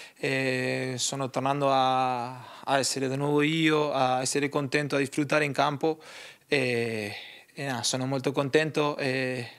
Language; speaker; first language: Italian; non-native, learner; Spanish